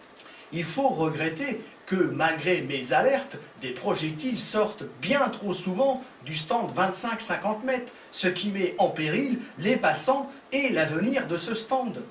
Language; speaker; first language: French; native; French